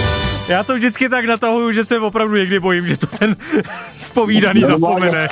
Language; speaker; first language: Czech; native; Czech